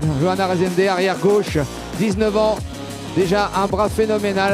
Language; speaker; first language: French; native; French